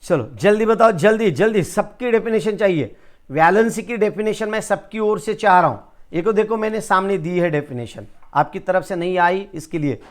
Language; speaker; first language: Hindi; non-native, local second language; Marathi